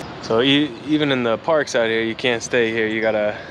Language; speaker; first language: English; native; English